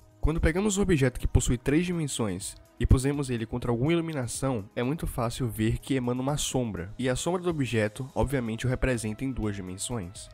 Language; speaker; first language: Portuguese; native; Portuguese